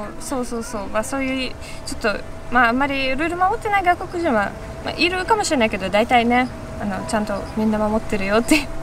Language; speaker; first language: Japanese; non-native, fluent; Russian